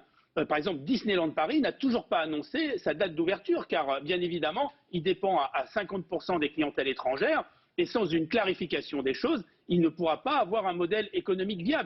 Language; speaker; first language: French; native; French